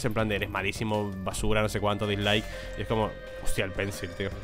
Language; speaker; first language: Spanish; native; Spanish